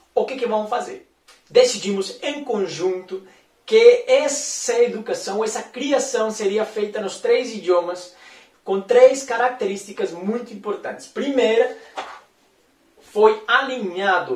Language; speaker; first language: Portuguese; non-native, fluent; Spanish